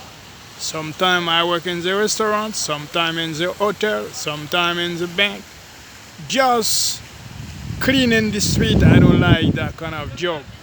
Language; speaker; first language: English; non-native, learner; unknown